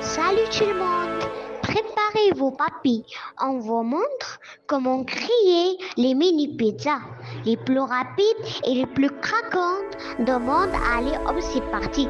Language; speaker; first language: French; non-native, learner; Arabic